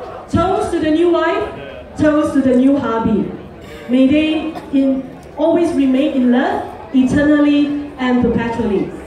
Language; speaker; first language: English; non-native, local second language; Chinese